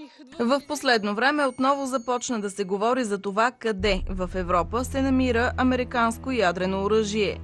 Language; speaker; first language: Bulgarian; native; Bulgarian